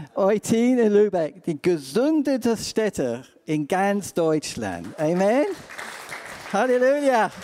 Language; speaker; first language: German; non-native, fluent; English